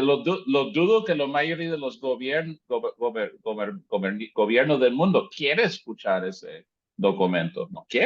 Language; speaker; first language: Spanish; native; Spanish